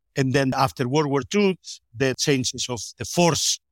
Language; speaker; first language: English; non-native, fluent; Spanish